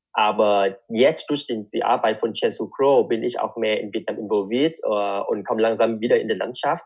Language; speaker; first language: German; non-native, fluent; Vietnamese